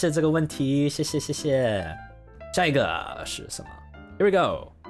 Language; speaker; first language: Chinese; non-native, learner; English